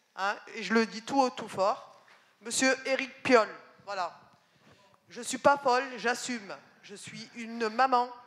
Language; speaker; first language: French; native; French